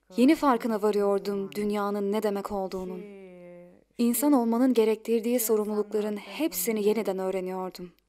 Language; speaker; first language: Turkish; non-native, fluent; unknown